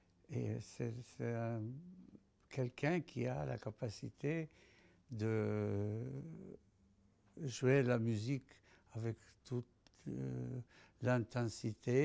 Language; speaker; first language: French; non-native, fluent; Spanish